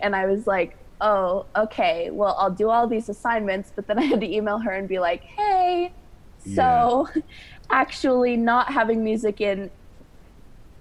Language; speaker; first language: English; native; English